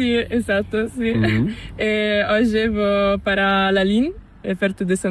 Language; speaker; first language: Portuguese; non-native, learner; Italian